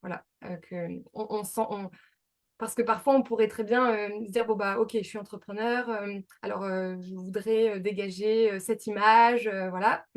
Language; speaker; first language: French; native; French